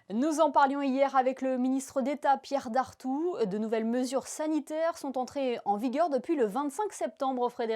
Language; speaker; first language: French; native; French